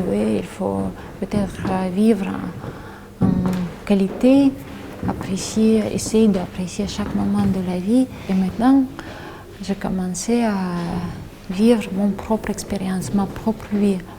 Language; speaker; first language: French; non-native, fluent; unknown